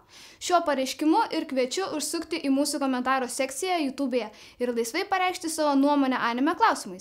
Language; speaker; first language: Lithuanian; native; Lithuanian